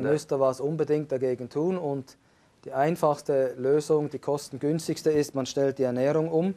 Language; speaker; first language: German; native; German